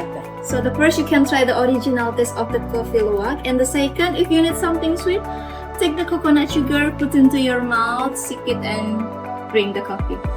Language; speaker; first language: English; non-native, learner; Indonesian